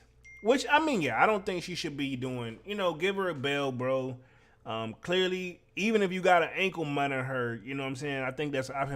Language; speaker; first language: English; native; English